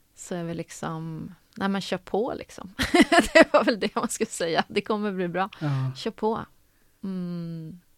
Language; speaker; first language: Swedish; native; Swedish